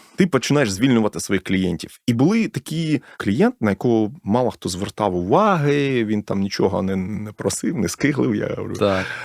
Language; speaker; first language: Ukrainian; non-native, local second language; Russian